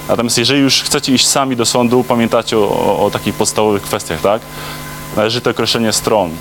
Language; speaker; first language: Polish; native; Polish